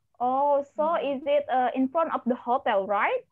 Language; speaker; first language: English; non-native, learner; Indonesian